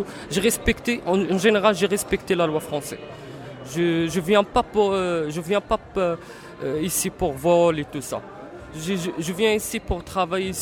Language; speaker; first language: French; non-native, learner; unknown